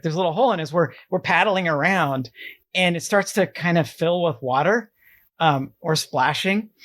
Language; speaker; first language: English; native; English